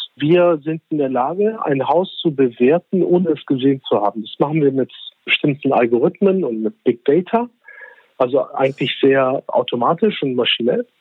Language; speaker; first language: German; early bilingual, other home language; Turkish